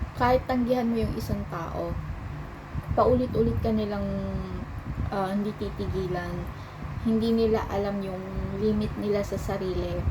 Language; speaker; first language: Filipino; native; Filipino